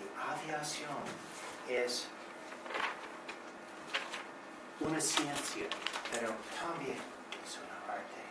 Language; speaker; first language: Spanish; non-native, learner; English